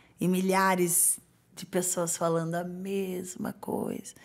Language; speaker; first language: Portuguese; native; Portuguese